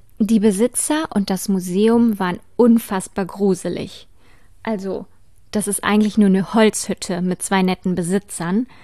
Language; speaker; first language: German; native; German